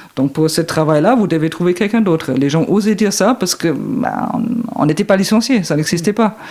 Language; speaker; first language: French; non-native, fluent; German